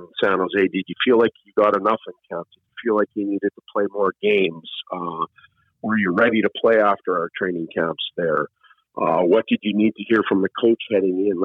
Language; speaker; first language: English; native; English